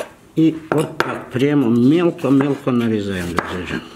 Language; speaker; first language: Russian; non-native, fluent; Armenian